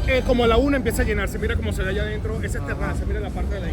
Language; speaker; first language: Spanish; native; Spanish